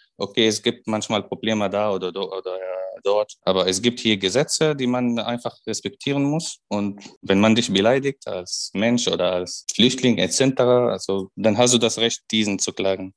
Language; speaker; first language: German; non-native, fluent; Arabic